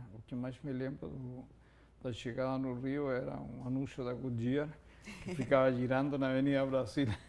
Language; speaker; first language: Portuguese; non-native, fluent; Spanish